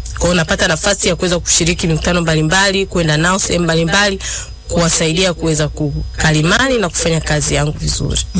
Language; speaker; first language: Swahili; non-native, local second language; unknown